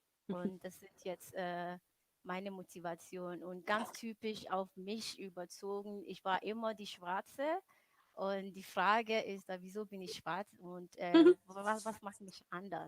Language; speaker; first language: German; non-native, fluent; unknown